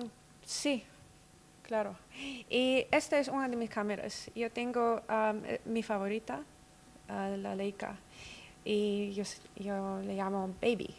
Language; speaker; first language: Spanish; non-native, fluent; Russian